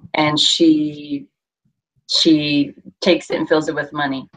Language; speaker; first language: English; native; English